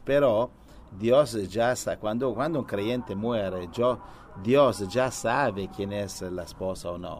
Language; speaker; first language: Spanish; non-native, learner; Italian